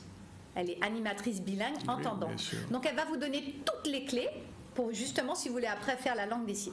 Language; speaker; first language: French; native; French